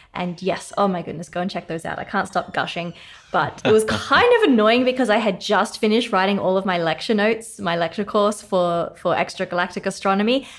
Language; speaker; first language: English; native; English